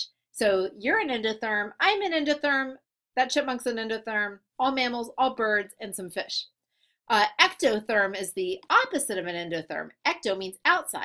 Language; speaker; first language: English; native; English